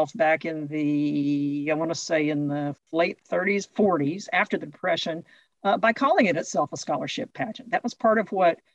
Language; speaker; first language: English; native; English